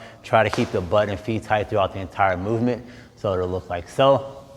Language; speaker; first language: English; native; English